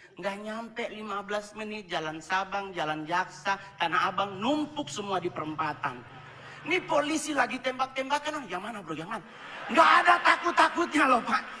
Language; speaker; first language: Indonesian; native; Indonesian